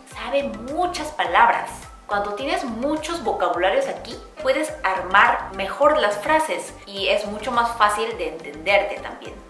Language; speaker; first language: Spanish; non-native, fluent; Korean